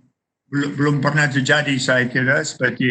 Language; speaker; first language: Indonesian; non-native, fluent; English